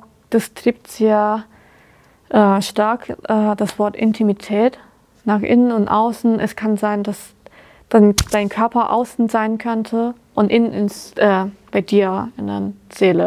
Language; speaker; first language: German; non-native, fluent; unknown